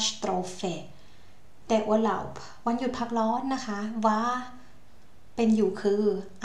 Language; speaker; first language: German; non-native, learner; Thai